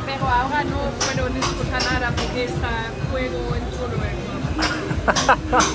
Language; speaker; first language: Spanish; non-native, learner; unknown